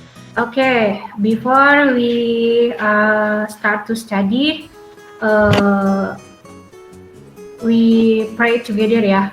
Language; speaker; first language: English; non-native, learner; Indonesian